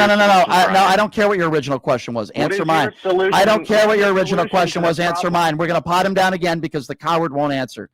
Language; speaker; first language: English; native; English